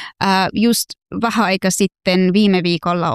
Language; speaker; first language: Finnish; early bilingual, other home language; Persian